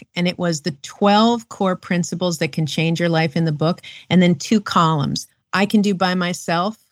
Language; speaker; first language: English; native; English